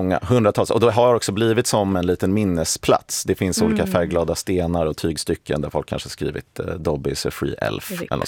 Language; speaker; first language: Swedish; native; Swedish